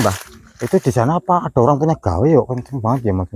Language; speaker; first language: Indonesian; native; Indonesian